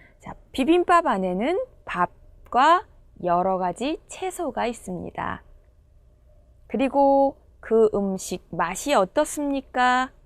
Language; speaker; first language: Korean; non-native, fluent; Indonesian